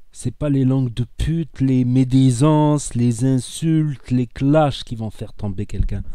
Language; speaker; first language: French; native; French